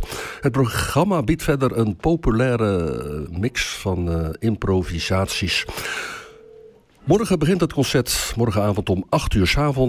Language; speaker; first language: Dutch; native; Dutch